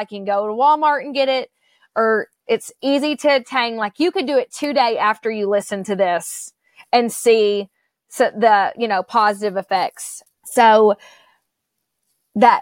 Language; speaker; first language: English; native; English